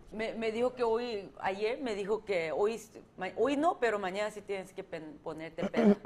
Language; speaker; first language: Spanish; non-native, fluent; Korean